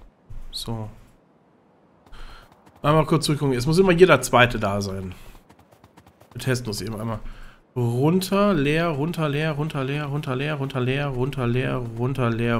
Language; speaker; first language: German; native; German